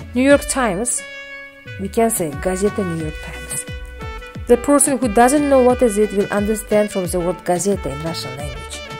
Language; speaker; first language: English; non-native, fluent; Uzbek